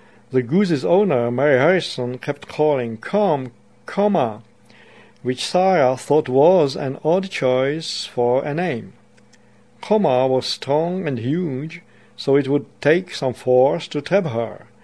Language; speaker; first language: English; non-native, fluent; Czech